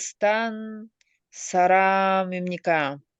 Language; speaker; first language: Korean; non-native, learner; Kyrgyz